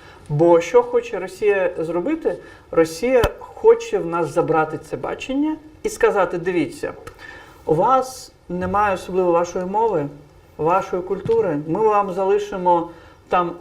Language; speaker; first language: Ukrainian; non-native, fluent; Crimean Tatar